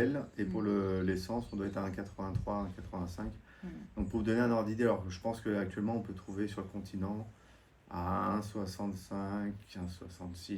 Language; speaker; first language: French; native; French